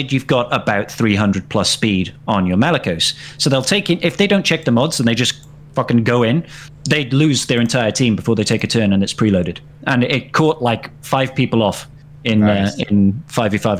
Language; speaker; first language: English; native; English